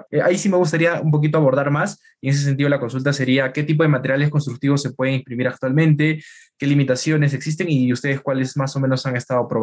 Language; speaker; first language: Spanish; native; Spanish